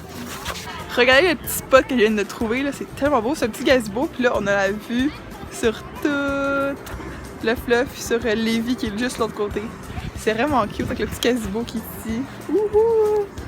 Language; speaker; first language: French; native; French